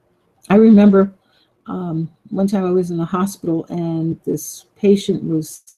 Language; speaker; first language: English; native; English